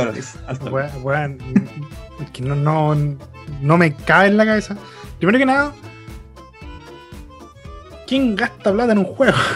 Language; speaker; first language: Spanish; native; Spanish